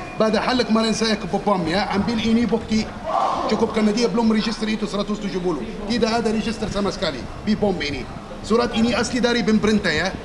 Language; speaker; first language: Indonesian; non-native, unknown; Arabic